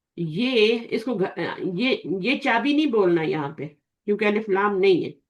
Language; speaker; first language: Urdu; native; Urdu